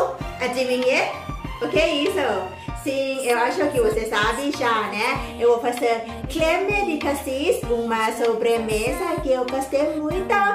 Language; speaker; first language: Portuguese; non-native, learner; Thai